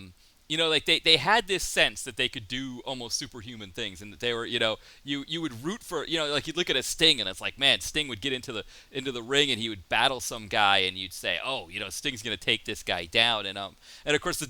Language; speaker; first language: English; native; English